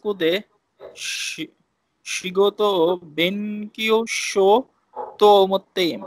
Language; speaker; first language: Japanese; non-native, learner; Bangla